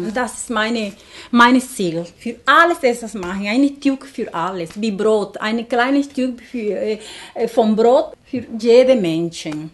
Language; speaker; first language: German; non-native, learner; Spanish